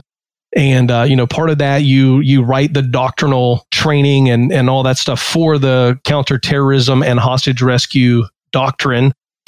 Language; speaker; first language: English; native; English